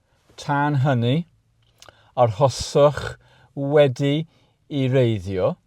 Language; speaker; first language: Welsh; non-native, learner; English